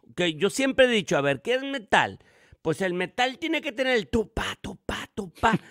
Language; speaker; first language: Spanish; native; Spanish